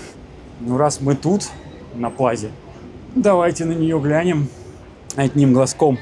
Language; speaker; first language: Russian; native; Russian